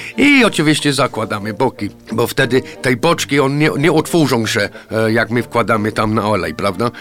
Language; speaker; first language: Polish; non-native, fluent; English